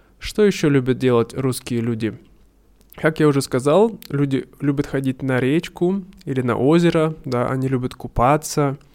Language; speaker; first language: Russian; native; Russian